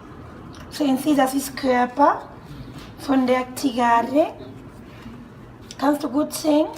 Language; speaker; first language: German; non-native, fluent; Spanish